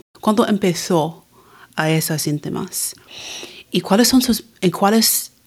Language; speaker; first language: Spanish; early bilingual, heritage; Spanish